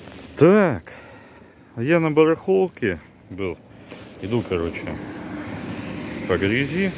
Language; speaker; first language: Russian; native; Russian